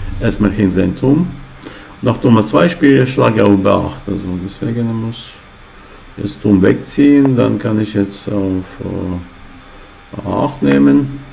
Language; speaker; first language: German; non-native, fluent; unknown